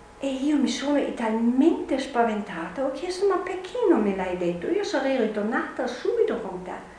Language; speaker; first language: Italian; non-native, fluent; German